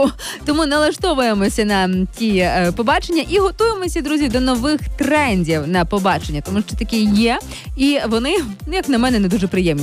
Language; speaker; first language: Ukrainian; native; Ukrainian